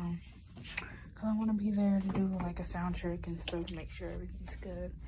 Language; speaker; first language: English; native; English